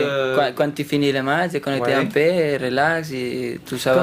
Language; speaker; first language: French; non-native, fluent; Spanish